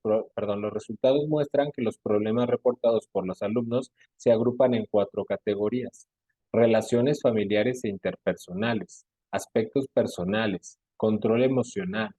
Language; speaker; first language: Spanish; native; Spanish